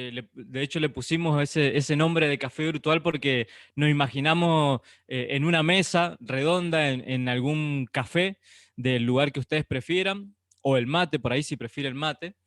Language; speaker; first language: Spanish; native; Spanish